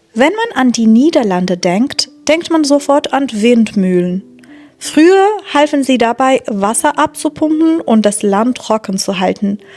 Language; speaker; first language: German; non-native, fluent; Persian